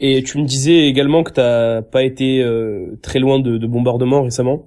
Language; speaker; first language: French; native; French